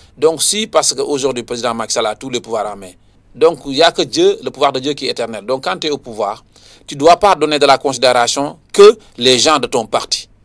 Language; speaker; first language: French; non-native, local second language; Wolof